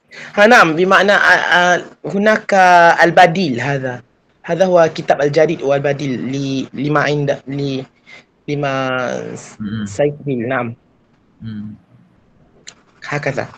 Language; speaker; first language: Arabic; non-native, fluent; Malay